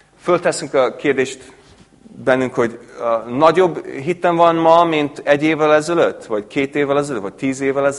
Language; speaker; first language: Hungarian; non-native, fluent; English